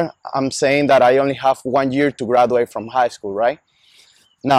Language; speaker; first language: English; non-native, fluent; Spanish